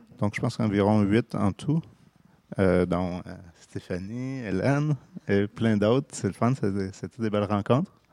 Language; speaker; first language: French; native; French